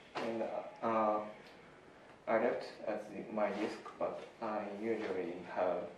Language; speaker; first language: English; non-native, learner; Japanese